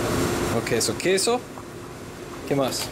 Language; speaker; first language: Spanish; non-native, learner; English